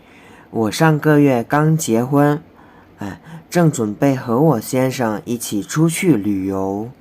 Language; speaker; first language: Chinese; non-native, fluent; Indonesian